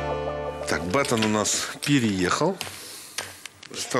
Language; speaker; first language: Russian; native; Russian